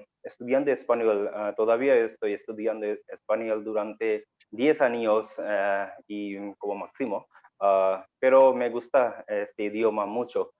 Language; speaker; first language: Spanish; non-native, learner; Bangla